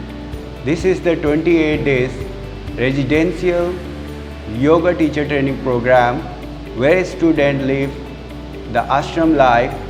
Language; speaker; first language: English; non-native, local second language; Hindi